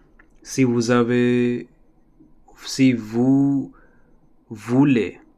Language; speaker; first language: French; non-native, learner; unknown